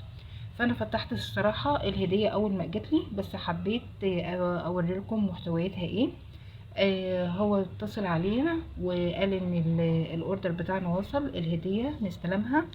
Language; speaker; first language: Arabic; native; Arabic